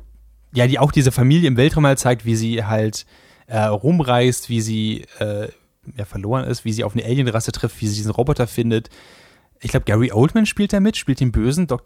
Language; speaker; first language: German; native; German